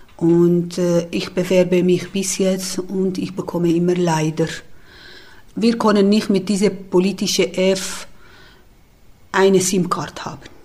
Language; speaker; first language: German; non-native, learner; Kurdish